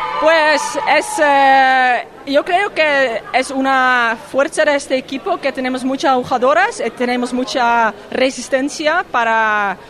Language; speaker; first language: Spanish; non-native, fluent; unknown